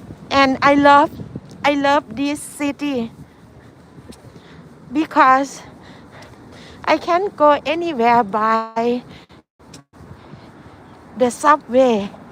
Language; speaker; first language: English; non-native, learner; Thai